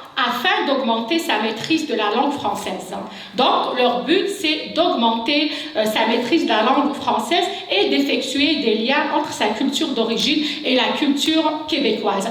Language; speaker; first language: French; non-native, local second language; Kabyle